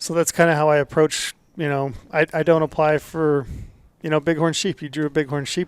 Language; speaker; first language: English; native; English